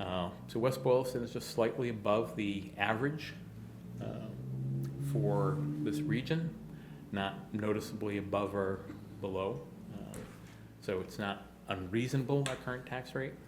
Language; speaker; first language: English; native; English